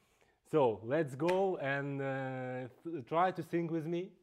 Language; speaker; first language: English; non-native, fluent; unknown